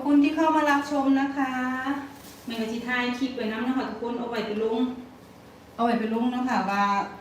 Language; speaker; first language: Thai; native; Thai